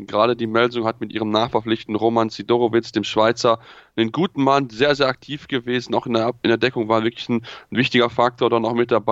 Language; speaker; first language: German; native; German